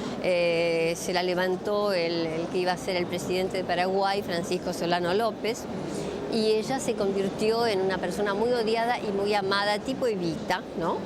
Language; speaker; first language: Spanish; native; Spanish